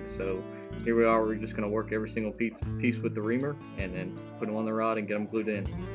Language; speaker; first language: English; native; English